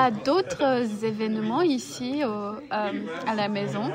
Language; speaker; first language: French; non-native, learner; English